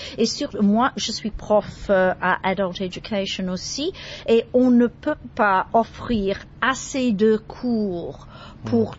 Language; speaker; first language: French; non-native, fluent; English